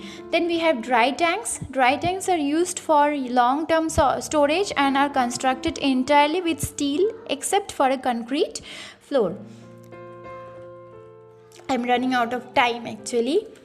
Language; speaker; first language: English; non-native, local second language; Bangla